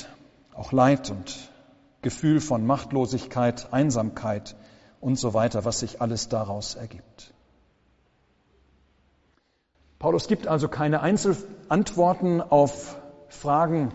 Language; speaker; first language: German; native; German